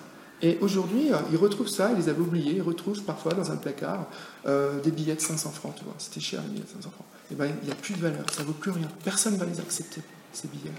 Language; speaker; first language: French; native; French